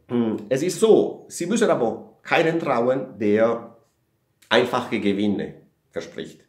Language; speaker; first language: German; non-native, fluent; Italian